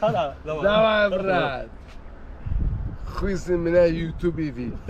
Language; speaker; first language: Russian; non-native, local second language; Tajik